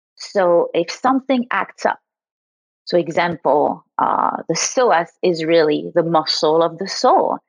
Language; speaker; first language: English; early bilingual, other home language; French